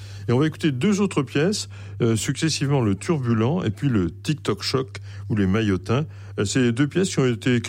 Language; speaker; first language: French; native; French